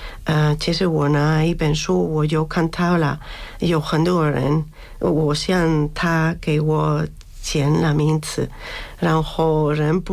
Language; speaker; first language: Chinese; non-native, fluent; Spanish